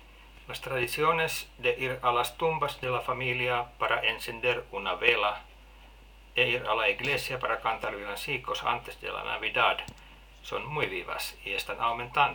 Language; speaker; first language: Spanish; non-native, fluent; Finnish